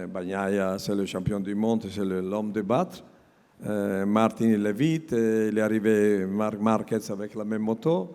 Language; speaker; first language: French; non-native, learner; Italian